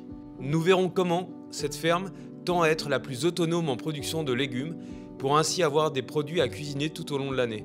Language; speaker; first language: French; native; French